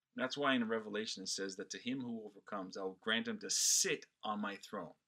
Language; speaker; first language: English; non-native, fluent; Portuguese